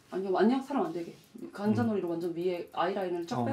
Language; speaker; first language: Korean; native; Korean